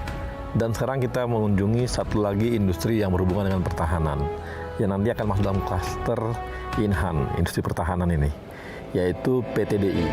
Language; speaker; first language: Indonesian; native; Indonesian